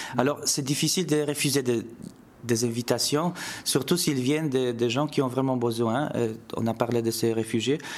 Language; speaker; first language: French; non-native, fluent; Polish